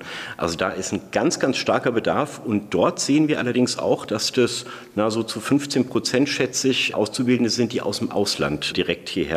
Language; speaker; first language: German; native; German